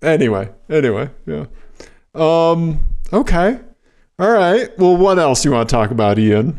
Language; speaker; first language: English; native; English